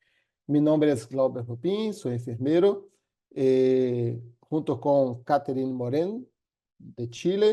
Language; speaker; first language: Spanish; non-native, fluent; Portuguese